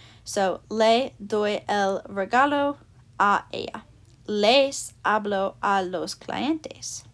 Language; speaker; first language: Spanish; non-native, learner; English